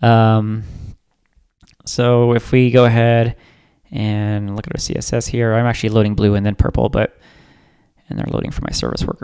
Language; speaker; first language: English; native; English